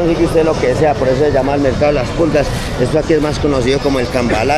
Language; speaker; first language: Spanish; native; Spanish